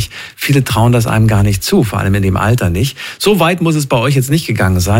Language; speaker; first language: German; native; German